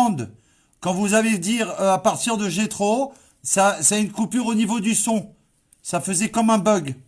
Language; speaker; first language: French; native; French